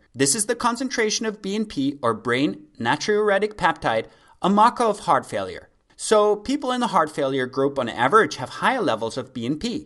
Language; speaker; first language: English; native; English